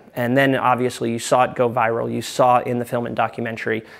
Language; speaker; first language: English; native; English